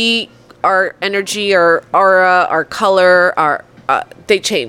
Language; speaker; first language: English; early bilingual, other home language; Polish